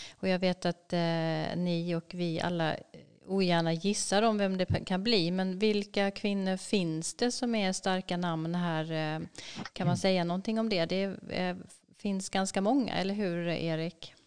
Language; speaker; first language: Swedish; native; Swedish